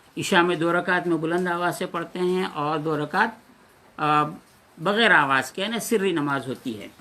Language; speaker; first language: Urdu; native; Urdu